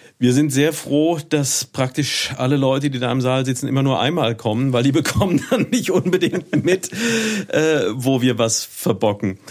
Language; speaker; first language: German; native; German